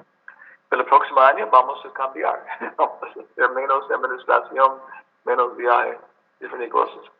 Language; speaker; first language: Spanish; non-native, learner; English